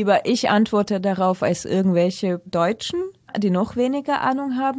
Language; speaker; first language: German; non-native, fluent; Russian